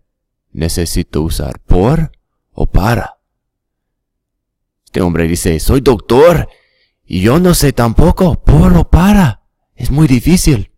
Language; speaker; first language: Spanish; non-native, fluent; English